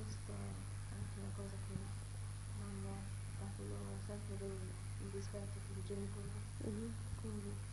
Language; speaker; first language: Italian; early bilingual, heritage; Italian